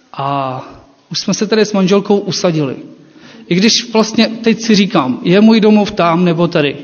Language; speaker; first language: Czech; non-native, fluent; Ukrainian